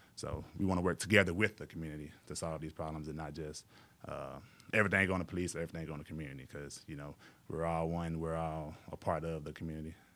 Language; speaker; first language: English; native; English